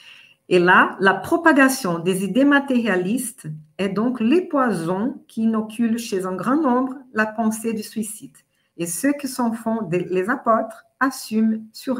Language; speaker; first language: French; non-native, fluent; Portuguese